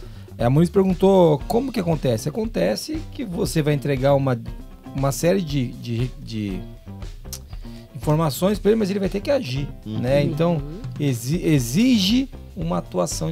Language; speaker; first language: Portuguese; native; Portuguese